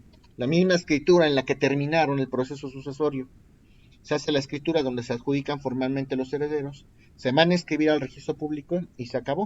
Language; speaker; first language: Spanish; native; Spanish